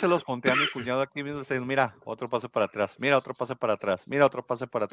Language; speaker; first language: Spanish; native; Spanish